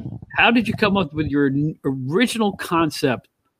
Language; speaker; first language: English; native; English